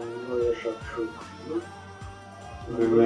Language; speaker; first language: Hebrew; non-native, fluent; Arabic